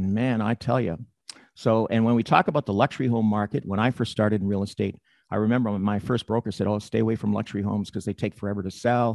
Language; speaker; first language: English; native; English